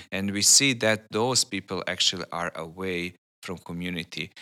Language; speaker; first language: English; non-native, learner; Serbian